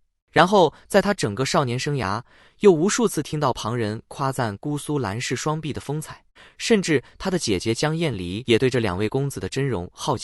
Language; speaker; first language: Chinese; native; Chinese